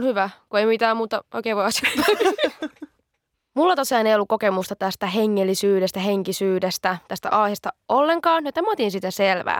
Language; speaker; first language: Finnish; native; Finnish